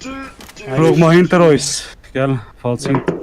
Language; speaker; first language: German; native; German